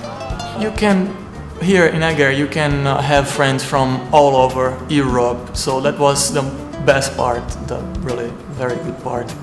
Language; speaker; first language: English; non-native, fluent; Portuguese